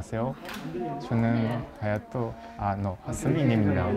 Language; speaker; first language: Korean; non-native, learner; Japanese